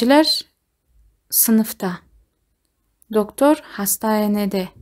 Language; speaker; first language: Turkish; non-native, fluent; Kazakh